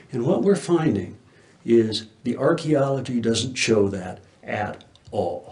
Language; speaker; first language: English; native; English